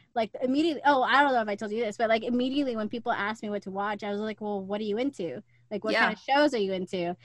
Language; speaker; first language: English; native; English